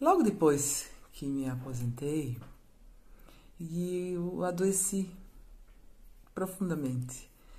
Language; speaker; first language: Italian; non-native, learner; Portuguese